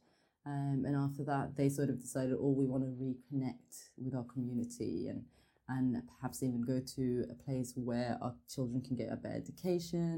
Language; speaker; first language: English; non-native, fluent; Norwegian